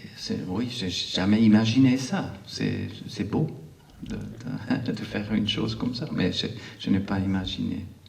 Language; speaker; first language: French; non-native, local second language; Arabic